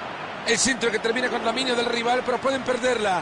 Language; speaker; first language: Spanish; native; Spanish